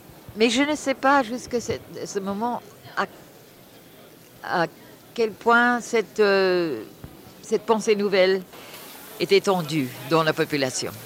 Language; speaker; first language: French; non-native, fluent; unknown